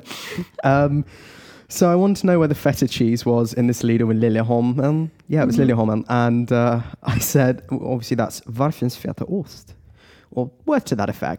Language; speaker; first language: English; native; English